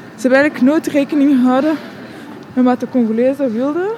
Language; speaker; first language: Dutch; non-native, local second language; French